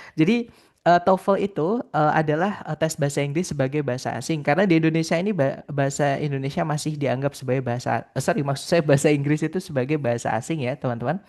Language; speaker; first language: Indonesian; non-native, local second language; Javanese